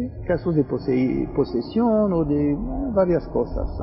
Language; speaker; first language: Spanish; non-native, fluent; French